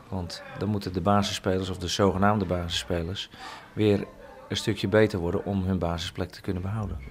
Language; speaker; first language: Dutch; native; Dutch